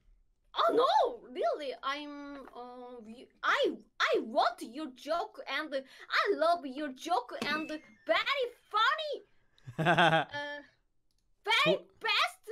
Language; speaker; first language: English; non-native, learner; Korean